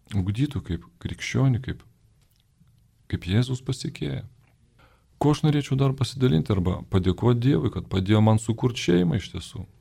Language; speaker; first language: Lithuanian; native; Lithuanian